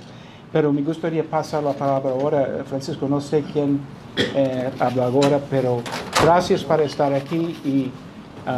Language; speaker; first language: Spanish; non-native, fluent; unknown